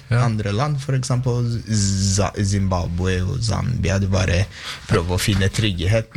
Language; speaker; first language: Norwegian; non-native, fluent; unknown